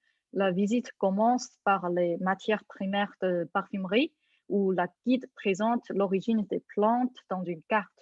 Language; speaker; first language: French; non-native, fluent; Chinese